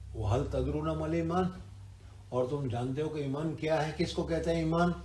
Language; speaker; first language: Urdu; non-native, local second language; Gujarati